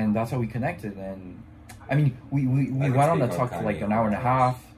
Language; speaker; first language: English; non-native, fluent; French